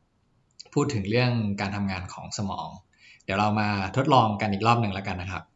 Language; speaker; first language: Thai; native; Thai